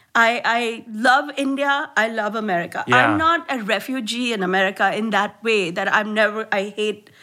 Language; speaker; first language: English; non-native, local second language; Gujarati